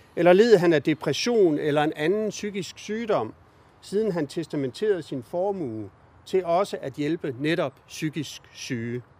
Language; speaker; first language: Danish; native; Danish